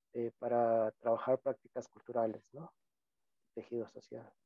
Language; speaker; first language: Spanish; native; Spanish